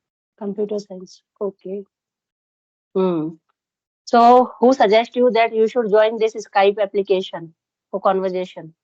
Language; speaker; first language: English; non-native, local second language; Hindi